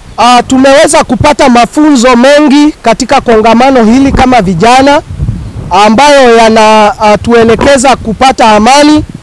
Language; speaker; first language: Swahili; native; Swahili